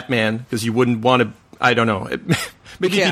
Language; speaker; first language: English; non-native, fluent; French